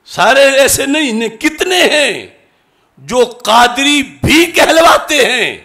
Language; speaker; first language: Urdu; native; Urdu